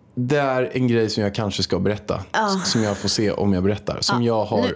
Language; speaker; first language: Swedish; early bilingual, other home language; Spanish